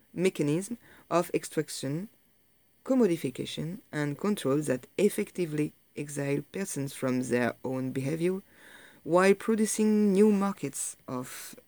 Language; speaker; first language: English; non-native, fluent; French